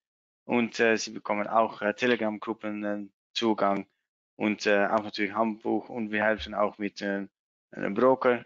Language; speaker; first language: German; non-native, learner; Dutch